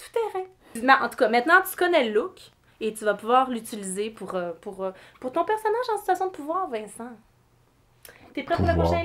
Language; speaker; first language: French; native; French